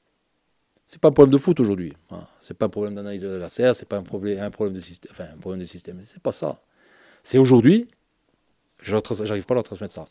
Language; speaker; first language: French; native; French